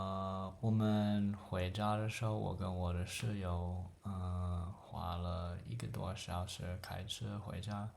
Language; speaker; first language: Chinese; non-native, learner; English